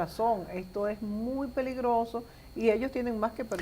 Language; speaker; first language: Spanish; native; Spanish